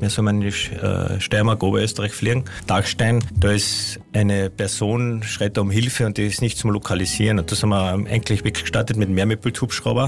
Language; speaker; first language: German; native; German